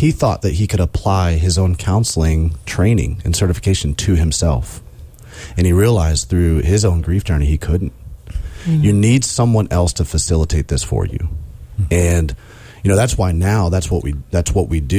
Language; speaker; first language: English; native; English